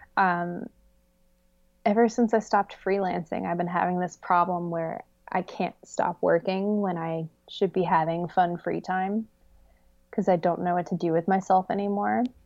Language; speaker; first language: English; native; English